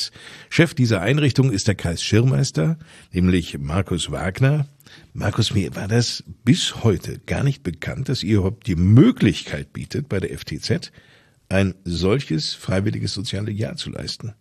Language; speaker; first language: German; native; German